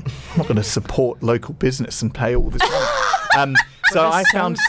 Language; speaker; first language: English; native; English